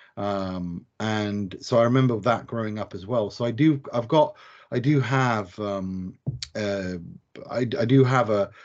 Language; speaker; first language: English; non-native, fluent; Swedish